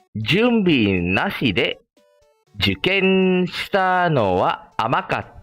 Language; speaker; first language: Japanese; non-native, fluent; Malay